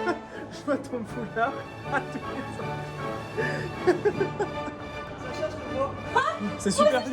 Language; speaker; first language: French; native; French